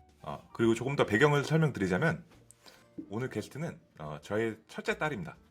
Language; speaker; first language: Korean; native; Korean